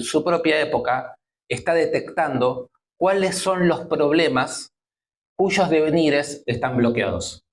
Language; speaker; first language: Spanish; native; Spanish